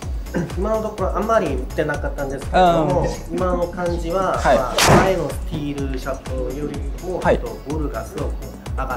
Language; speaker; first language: Japanese; non-native, fluent; Korean